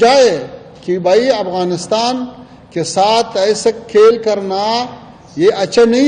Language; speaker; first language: Urdu; non-native, fluent; Pashto